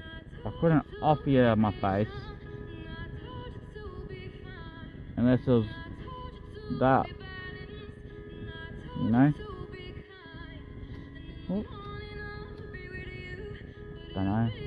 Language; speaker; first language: English; native; English